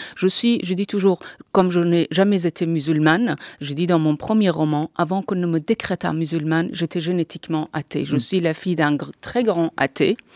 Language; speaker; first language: French; non-native, fluent; Persian